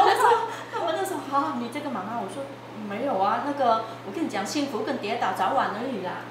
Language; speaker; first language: Chinese; non-native, fluent; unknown